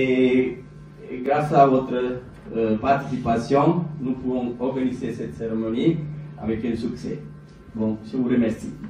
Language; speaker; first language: French; non-native, learner; Sinhala